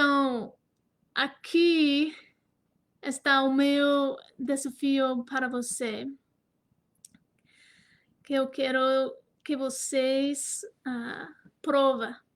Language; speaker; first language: Portuguese; non-native, fluent; English